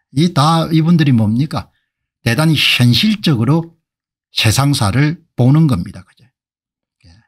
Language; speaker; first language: Korean; native; Korean